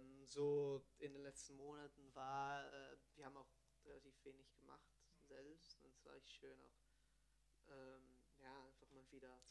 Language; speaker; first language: German; non-native, fluent; Italian